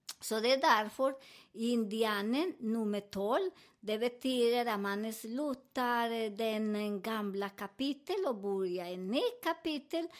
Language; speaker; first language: Swedish; non-native, learner; Spanish